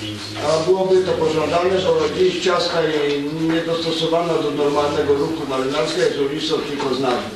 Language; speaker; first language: Polish; native; Polish